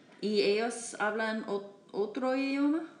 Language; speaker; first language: Spanish; non-native, learner; English